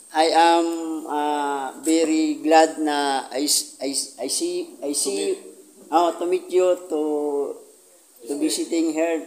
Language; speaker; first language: English; non-native, learner; Filipino